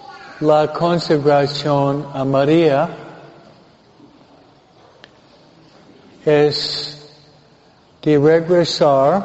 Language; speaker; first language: Spanish; non-native, fluent; English